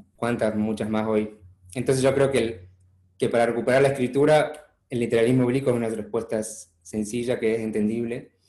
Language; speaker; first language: Spanish; native; Spanish